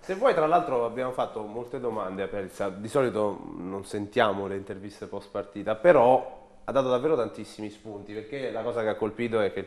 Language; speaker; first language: Italian; native; Italian